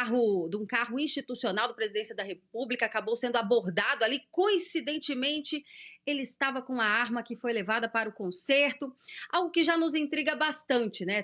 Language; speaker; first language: Portuguese; native; Portuguese